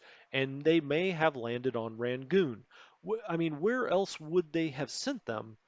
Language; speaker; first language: English; native; English